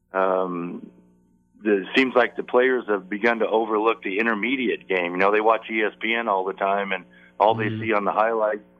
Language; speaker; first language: English; native; English